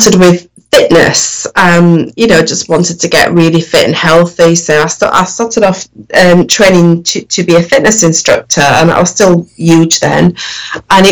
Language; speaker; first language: English; native; English